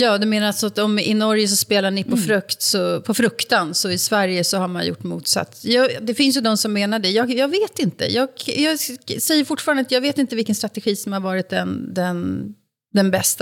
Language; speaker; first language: Swedish; native; Swedish